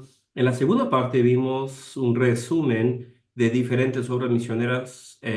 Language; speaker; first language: Spanish; non-native, fluent; English